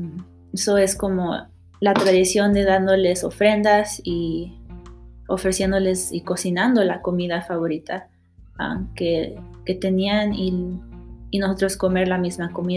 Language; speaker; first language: Spanish; early bilingual, heritage; Spanish